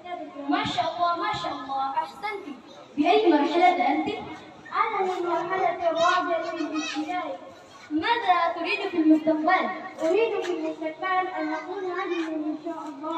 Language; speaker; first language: Arabic; non-native, learner; Maranao